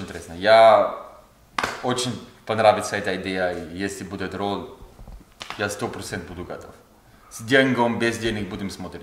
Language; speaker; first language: Russian; non-native, learner; German